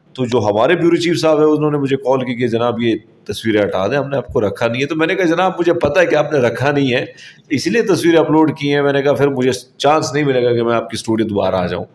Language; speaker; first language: Urdu; non-native, local second language; Pashto